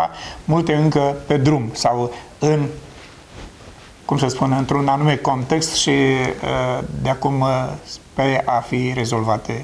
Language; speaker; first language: Romanian; native; Romanian